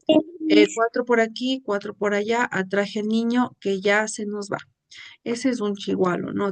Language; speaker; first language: Spanish; native; Spanish